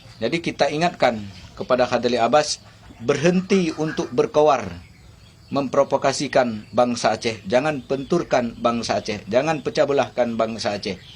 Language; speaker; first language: Malay; non-native, local second language; Achinese